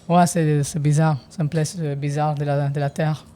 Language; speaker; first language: French; non-native, learner; Italian